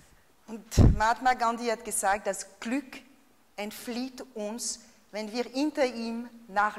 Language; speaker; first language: German; non-native, fluent; French